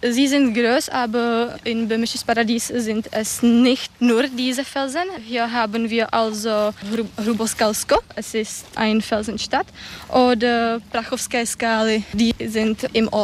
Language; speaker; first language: German; non-native, learner; Czech